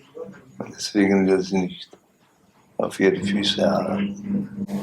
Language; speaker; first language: German; non-native, learner; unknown